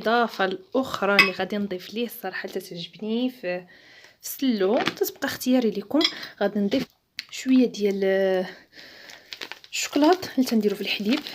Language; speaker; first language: Arabic; native; Arabic